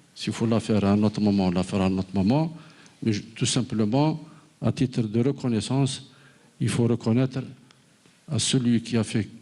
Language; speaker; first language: French; non-native, local second language; Arabic